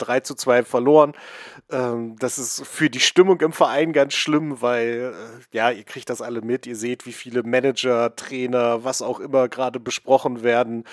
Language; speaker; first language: German; native; German